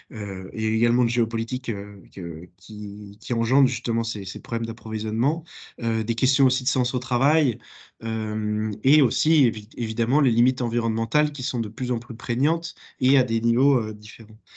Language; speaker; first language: French; native; French